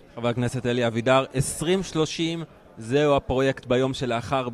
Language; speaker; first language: Hebrew; native; Hebrew